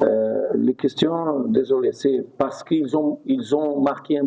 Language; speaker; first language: French; non-native, fluent; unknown